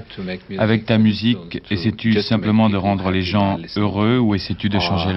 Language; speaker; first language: French; native; French